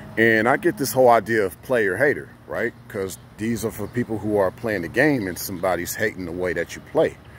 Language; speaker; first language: English; native; English